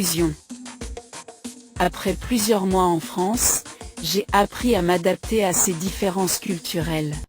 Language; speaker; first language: French; non-native, fluent; Thai